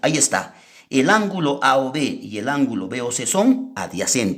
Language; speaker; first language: Spanish; native; Spanish